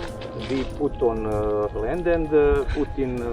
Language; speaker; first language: English; non-native, learner; Serbian